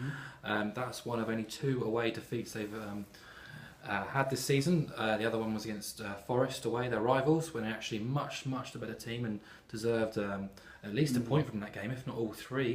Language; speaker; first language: English; native; English